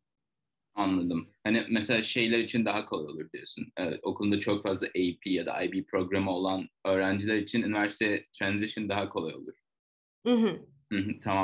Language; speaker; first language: Turkish; native; Turkish